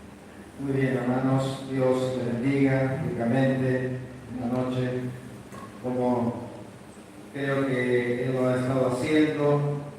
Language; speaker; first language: Spanish; native; Spanish